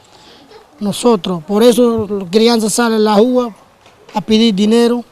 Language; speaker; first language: Portuguese; non-native, learner; Spanish